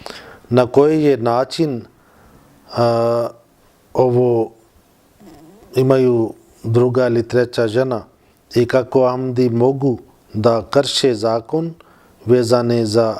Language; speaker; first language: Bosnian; non-native, learner; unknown